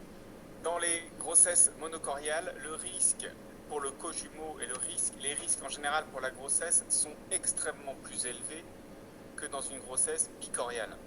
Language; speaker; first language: French; native; French